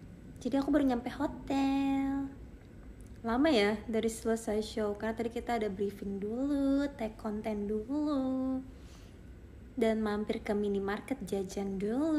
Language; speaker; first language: Indonesian; native; Indonesian